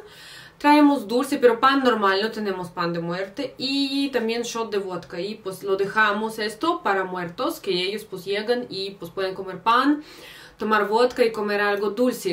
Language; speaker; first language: Spanish; non-native, fluent; Russian